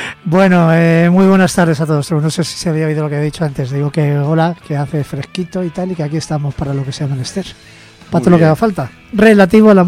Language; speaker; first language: Spanish; native; Spanish